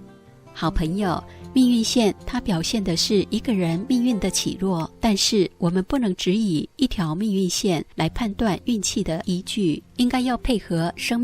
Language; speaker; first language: Chinese; native; Chinese